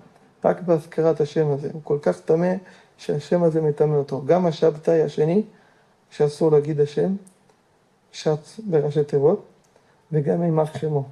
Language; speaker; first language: Hebrew; native; Hebrew